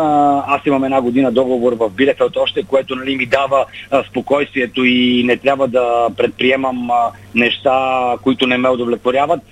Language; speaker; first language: Bulgarian; native; Bulgarian